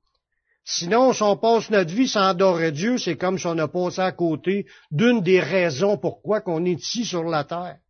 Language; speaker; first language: French; native; French